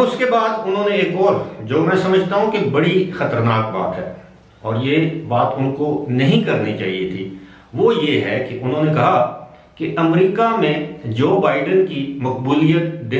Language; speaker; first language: Urdu; native; Urdu